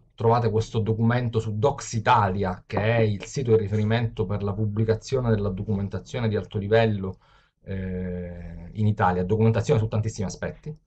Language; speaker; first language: Italian; native; Italian